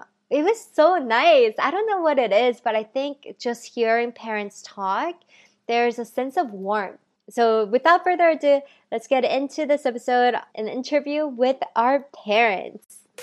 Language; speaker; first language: English; early bilingual, other home language; Korean